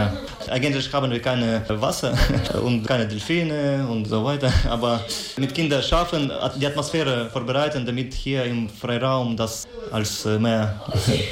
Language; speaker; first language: German; non-native, fluent; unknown